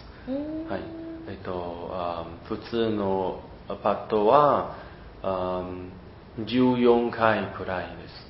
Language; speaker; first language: Japanese; non-native, learner; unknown